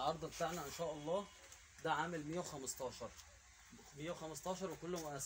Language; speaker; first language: Arabic; native; Arabic